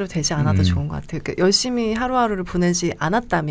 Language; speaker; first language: Korean; native; Korean